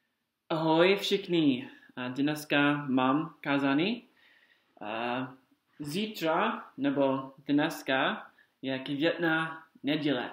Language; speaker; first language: Czech; non-native, fluent; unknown